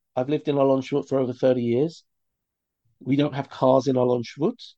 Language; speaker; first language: English; native; English